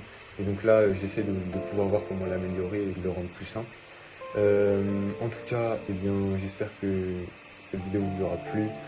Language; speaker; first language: French; native; French